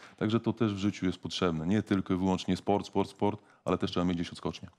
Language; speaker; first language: Polish; native; Polish